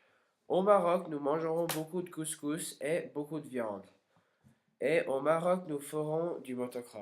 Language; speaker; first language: French; non-native, learner; English